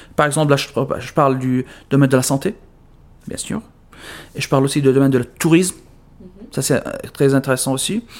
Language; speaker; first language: French; non-native, fluent; Arabic